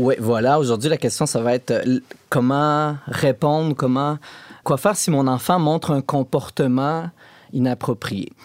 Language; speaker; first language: French; native; French